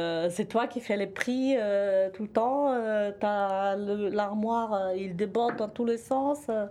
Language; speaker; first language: French; non-native, fluent; German